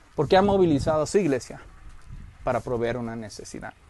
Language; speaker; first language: Spanish; early bilingual, heritage; Spanish